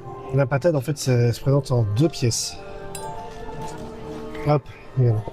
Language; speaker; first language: French; native; French